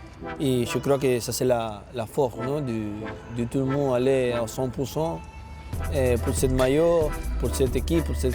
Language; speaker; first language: French; non-native, learner; Spanish